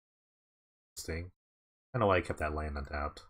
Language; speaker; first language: English; native; English